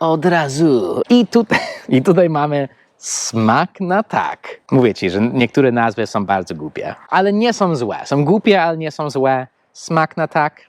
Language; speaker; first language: Polish; non-native, fluent; English